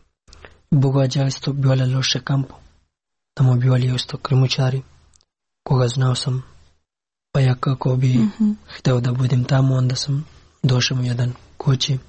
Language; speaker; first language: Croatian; non-native, learner; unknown